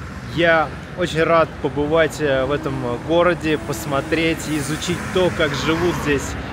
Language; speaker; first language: Russian; native; Russian